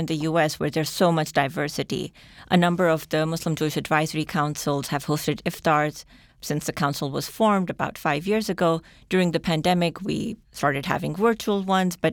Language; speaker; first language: English; non-native, local second language; Urdu